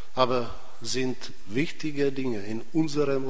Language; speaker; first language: German; non-native, fluent; Czech